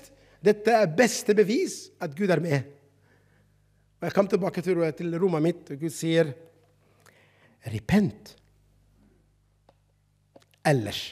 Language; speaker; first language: Norwegian; non-native, fluent; Arabic